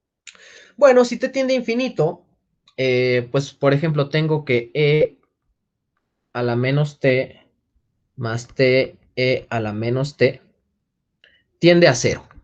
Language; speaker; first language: Spanish; native; Spanish